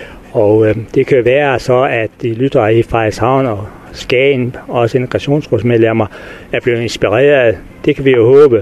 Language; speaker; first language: Danish; native; Danish